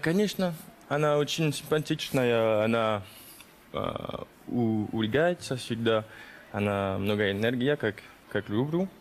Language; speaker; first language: Russian; early bilingual, heritage; French